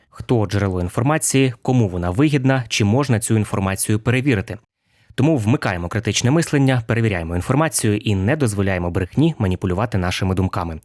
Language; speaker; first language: Ukrainian; native; Ukrainian